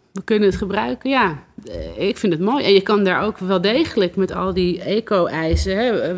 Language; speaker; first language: Dutch; native; Dutch